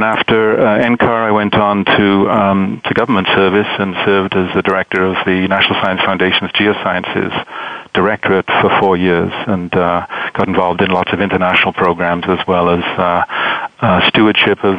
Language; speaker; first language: English; native; English